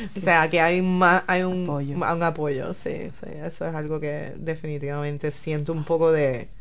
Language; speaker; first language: Spanish; native; Spanish